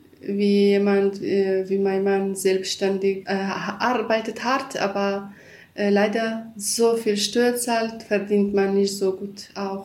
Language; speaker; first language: German; non-native, learner; Kurdish